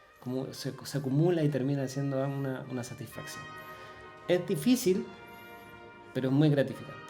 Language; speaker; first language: Spanish; native; Spanish